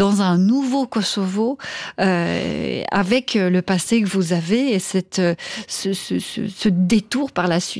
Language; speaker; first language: French; native; French